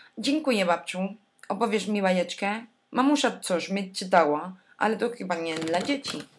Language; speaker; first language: Polish; non-native, learner; Spanish